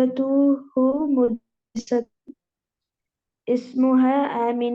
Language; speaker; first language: Arabic; non-native, learner; Urdu